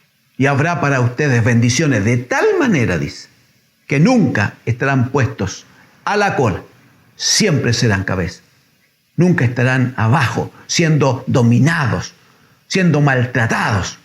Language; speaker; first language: Spanish; native; Spanish